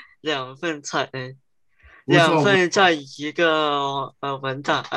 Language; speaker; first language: Chinese; early bilingual, heritage; Chinese